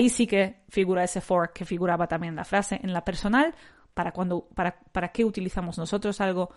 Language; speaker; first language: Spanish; native; Spanish